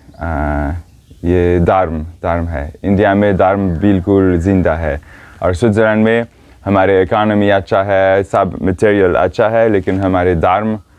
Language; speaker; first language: Hindi; non-native, learner; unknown